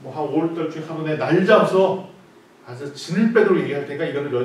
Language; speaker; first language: Korean; native; Korean